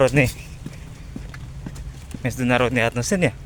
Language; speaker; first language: Russian; non-native, learner; Indonesian